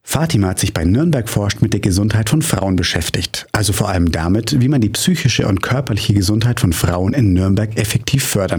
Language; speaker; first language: German; native; German